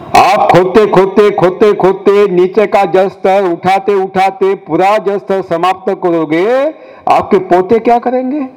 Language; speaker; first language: Hindi; non-native, local second language; Marathi